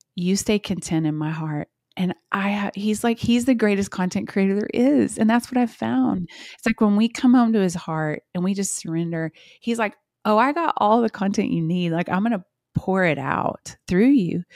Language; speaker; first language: English; native; English